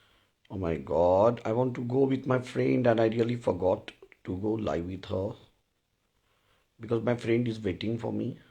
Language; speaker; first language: English; non-native, local second language; Hindi